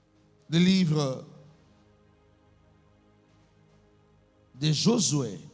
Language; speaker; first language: French; non-native, local second language; Lingala